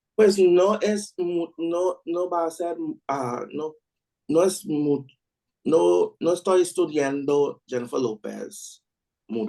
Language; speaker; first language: Spanish; non-native, learner; English